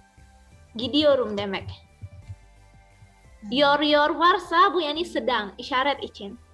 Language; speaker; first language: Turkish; non-native, fluent; Indonesian